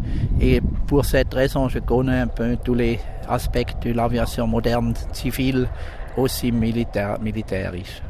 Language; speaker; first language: French; non-native, local second language; German